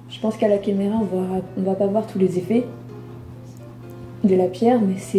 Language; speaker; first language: French; native; French